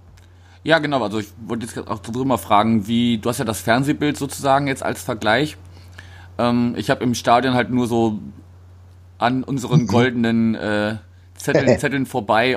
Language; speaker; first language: German; native; German